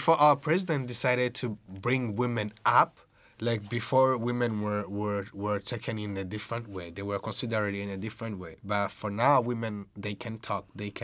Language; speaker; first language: English; non-native, local second language; Kinyarwanda